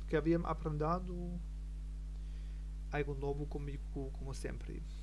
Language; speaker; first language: Portuguese; non-native, learner; German